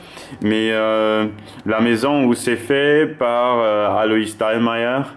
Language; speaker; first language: French; non-native, fluent; German